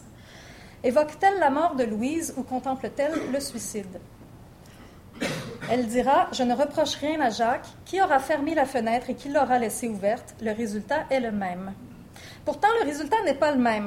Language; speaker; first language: French; native; French